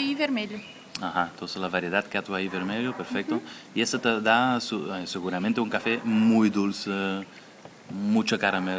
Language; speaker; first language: Spanish; non-native, fluent; Dutch